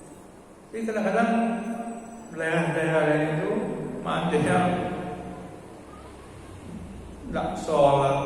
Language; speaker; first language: Indonesian; native; Indonesian